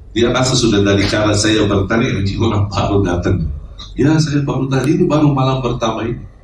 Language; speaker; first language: Indonesian; non-native, fluent; Arabic